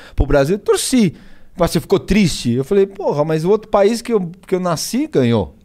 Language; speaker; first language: Portuguese; early bilingual, other home language; Spanish